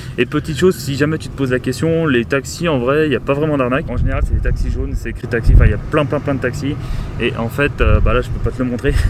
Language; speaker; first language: French; native; French